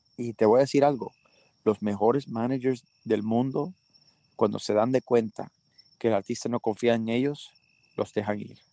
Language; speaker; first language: Spanish; early bilingual, heritage; Spanish